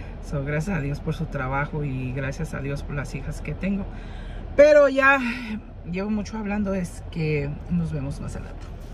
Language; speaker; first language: Spanish; early bilingual, heritage; Spanish